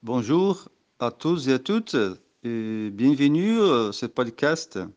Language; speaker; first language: French; non-native, learner; Portuguese